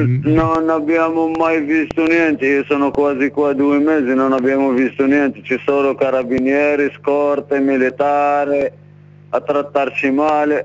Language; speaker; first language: Italian; non-native, learner; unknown